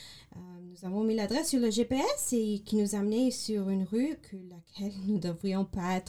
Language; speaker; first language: French; non-native, learner; English